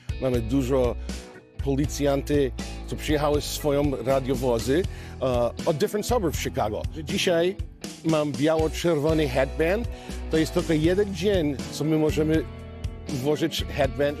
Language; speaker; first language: Polish; early bilingual, heritage; Polish